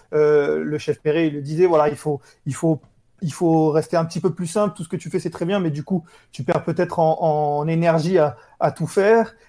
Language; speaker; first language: French; native; French